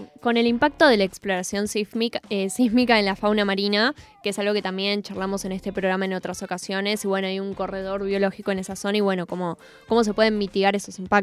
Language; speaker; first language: Spanish; native; Spanish